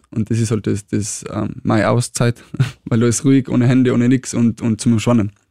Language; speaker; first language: German; native; German